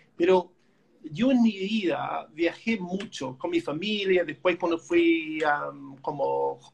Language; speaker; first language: Spanish; non-native, fluent; English